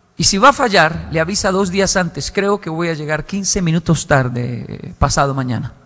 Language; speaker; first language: Spanish; native; Spanish